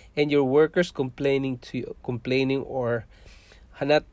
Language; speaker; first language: English; non-native, local second language; Cebuano